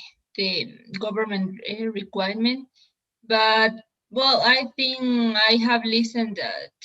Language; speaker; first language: English; non-native, learner; Spanish